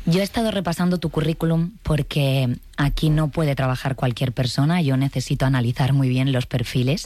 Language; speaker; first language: Spanish; native; Spanish